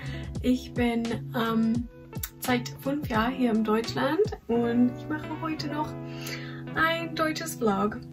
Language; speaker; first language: German; non-native, fluent; English